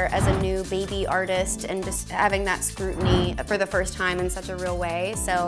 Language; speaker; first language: English; native; English